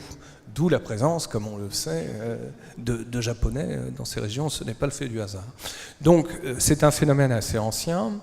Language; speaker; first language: French; native; French